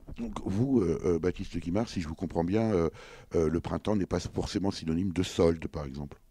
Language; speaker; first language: French; native; French